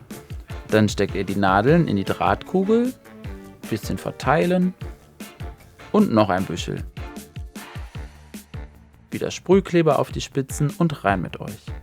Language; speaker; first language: German; native; German